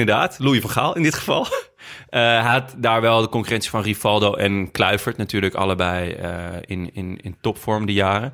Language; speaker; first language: Dutch; native; Dutch